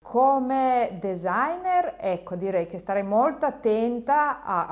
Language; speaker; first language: Italian; non-native, fluent; Serbian